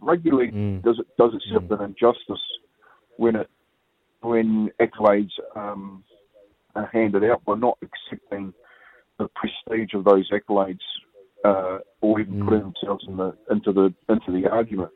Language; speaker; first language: English; native; English